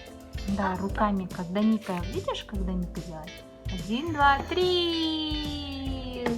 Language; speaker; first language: Russian; non-native, local second language; Kazakh